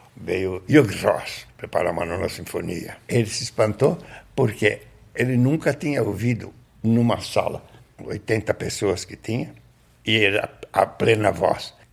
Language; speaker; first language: Portuguese; native; Portuguese